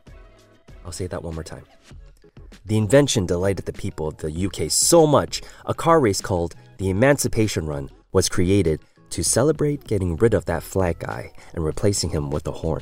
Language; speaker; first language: English; native; English